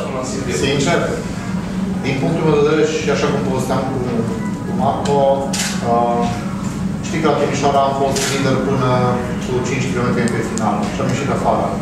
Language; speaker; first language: Romanian; native; Romanian